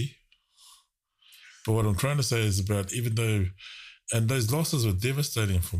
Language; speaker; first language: English; native; English